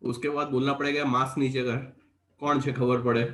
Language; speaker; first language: Hindi; non-native, local second language; Gujarati